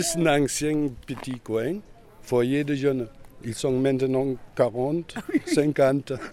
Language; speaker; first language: French; non-native, learner; German